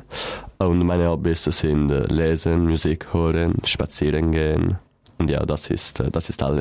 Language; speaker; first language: German; non-native, learner; Italian